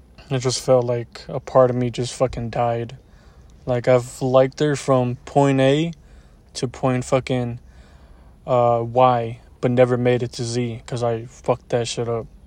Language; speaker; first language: English; early bilingual, other home language; Spanish